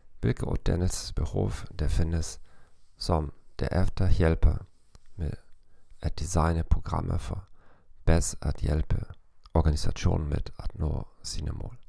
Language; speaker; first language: Danish; non-native, fluent; German